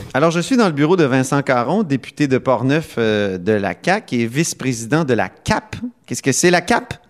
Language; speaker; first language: French; native; French